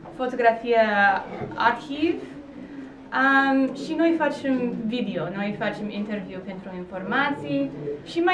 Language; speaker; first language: Romanian; non-native, learner; English